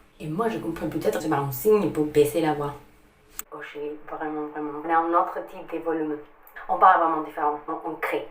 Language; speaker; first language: French; non-native, fluent; Spanish